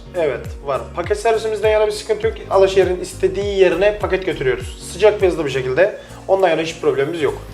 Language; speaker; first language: Turkish; native; Turkish